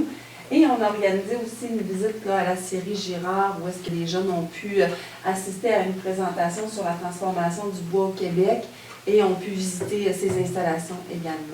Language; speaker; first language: French; native; French